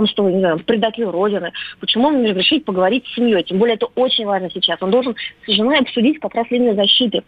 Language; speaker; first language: Russian; native; Russian